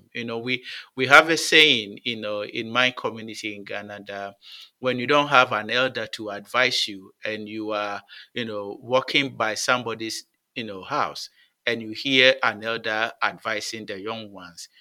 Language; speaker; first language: English; non-native, local second language; Akan